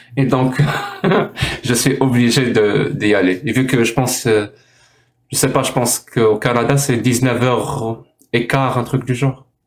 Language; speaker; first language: French; non-native, local second language; Arabic